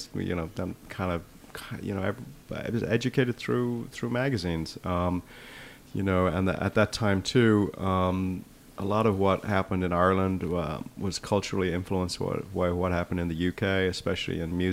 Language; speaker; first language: English; native; English